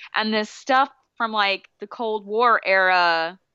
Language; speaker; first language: English; native; English